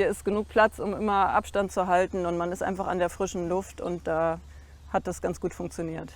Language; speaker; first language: German; native; German